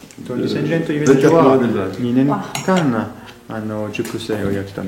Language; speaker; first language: Japanese; non-native, fluent; French